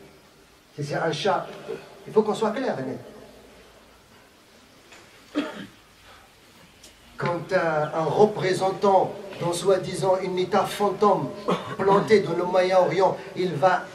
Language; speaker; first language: French; non-native, fluent; Arabic